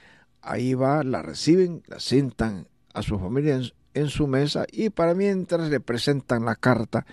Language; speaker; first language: Spanish; native; Spanish